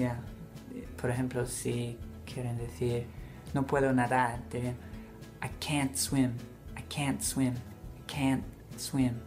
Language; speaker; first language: Spanish; non-native, fluent; English